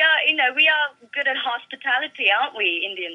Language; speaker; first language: English; non-native, local second language; Malayalam